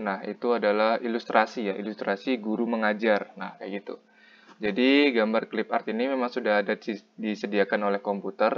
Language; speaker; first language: Indonesian; native; Indonesian